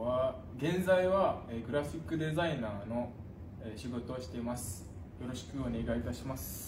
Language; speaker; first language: Japanese; non-native, learner; Malay